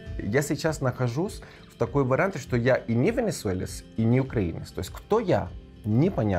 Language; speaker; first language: Ukrainian; non-native, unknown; Spanish